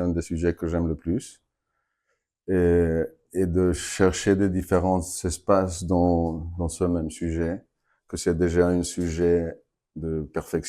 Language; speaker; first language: French; non-native, fluent; Spanish